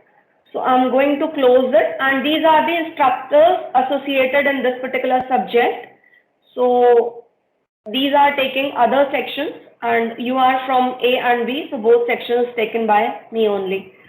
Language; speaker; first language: English; non-native, local second language; Hindi